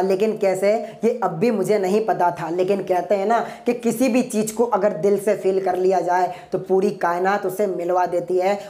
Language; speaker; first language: Hindi; non-native, local second language; Gujarati